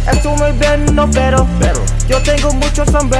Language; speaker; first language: Spanish; non-native, learner; English